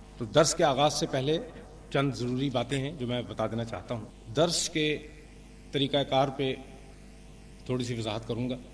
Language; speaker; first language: Urdu; native; Urdu